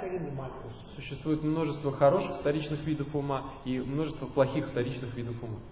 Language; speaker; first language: Russian; native; Russian